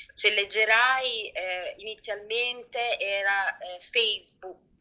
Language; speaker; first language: Italian; native; Italian